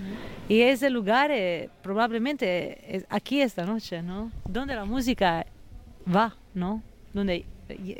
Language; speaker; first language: Spanish; non-native, fluent; Italian